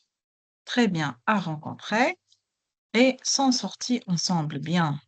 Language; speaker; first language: French; non-native, local second language; Arabic